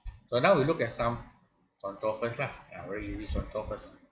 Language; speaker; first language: English; non-native, local second language; Malay